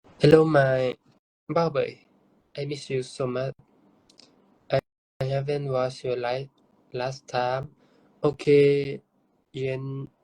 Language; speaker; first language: English; non-native, learner; Thai